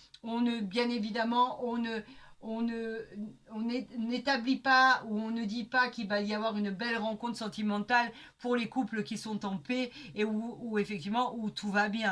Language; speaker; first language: French; native; French